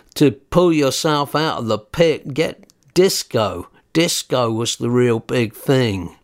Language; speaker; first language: English; native; English